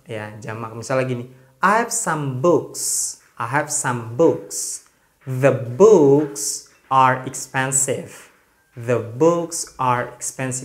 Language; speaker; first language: English; non-native, fluent; Indonesian